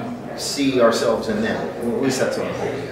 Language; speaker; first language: English; native; English